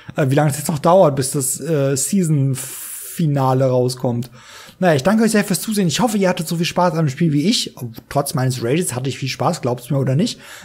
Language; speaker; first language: German; native; German